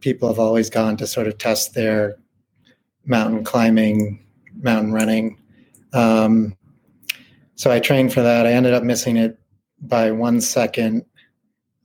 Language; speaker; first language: English; native; English